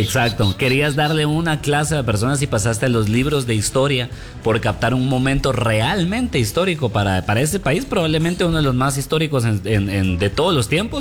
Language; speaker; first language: Spanish; native; Spanish